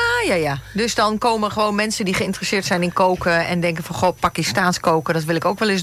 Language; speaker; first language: Dutch; native; Dutch